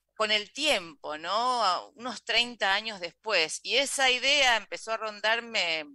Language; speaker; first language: Spanish; native; Spanish